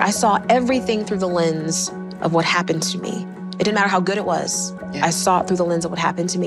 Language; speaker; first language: English; native; English